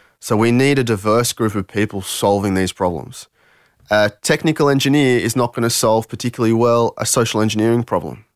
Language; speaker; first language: English; early bilingual, other home language; French